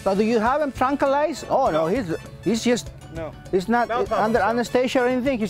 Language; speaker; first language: English; non-native, fluent; Spanish